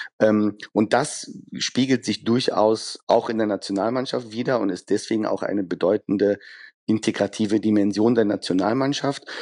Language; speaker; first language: German; early bilingual, other home language; Persian